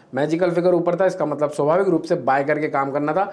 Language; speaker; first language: Hindi; native; Hindi